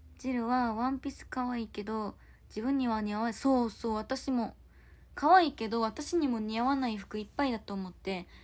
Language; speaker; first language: Japanese; non-native, fluent; Korean